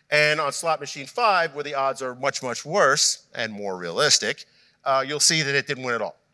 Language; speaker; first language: English; native; English